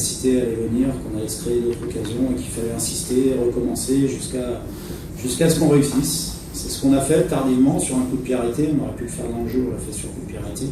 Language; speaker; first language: French; native; French